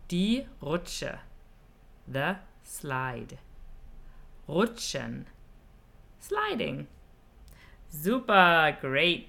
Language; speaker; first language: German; non-native, fluent; English